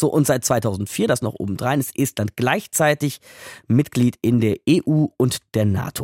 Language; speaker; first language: German; native; German